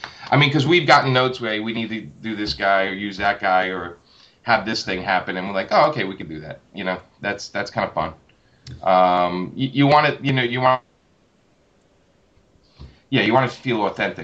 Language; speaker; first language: English; native; English